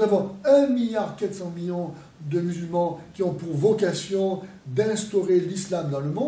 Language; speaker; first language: French; native; French